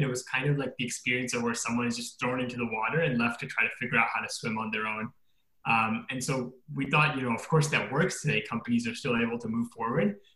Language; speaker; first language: English; native; English